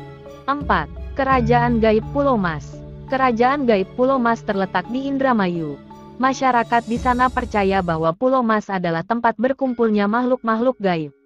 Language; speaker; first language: Indonesian; native; Indonesian